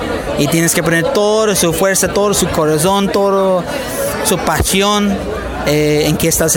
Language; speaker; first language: Spanish; non-native, fluent; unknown